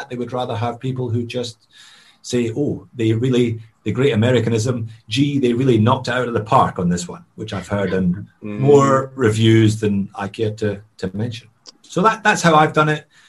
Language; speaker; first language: English; native; English